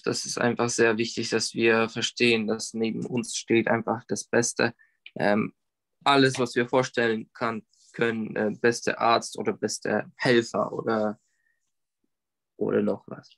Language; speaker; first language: German; non-native, learner; Russian